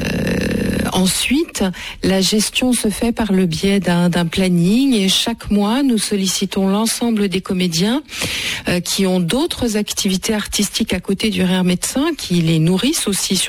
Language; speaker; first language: French; native; French